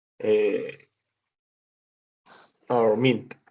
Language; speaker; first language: English; non-native, learner; Spanish